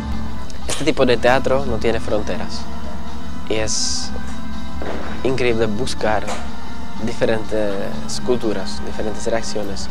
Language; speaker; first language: Spanish; non-native, fluent; Czech